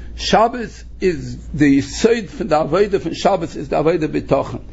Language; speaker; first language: English; native; English